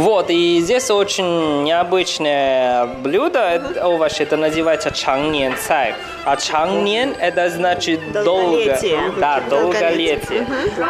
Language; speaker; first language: Russian; non-native, learner; Chinese